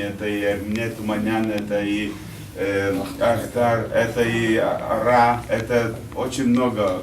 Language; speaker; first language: Russian; non-native, fluent; Lithuanian